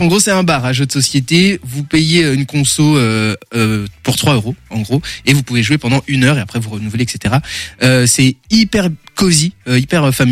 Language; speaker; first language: French; native; French